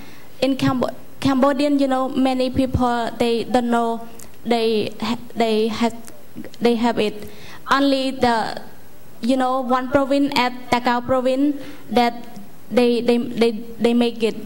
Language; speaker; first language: English; non-native, learner; Khmer